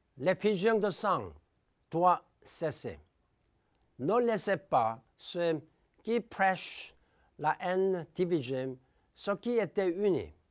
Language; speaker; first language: French; non-native, fluent; Korean